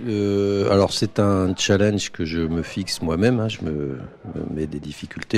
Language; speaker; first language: French; native; French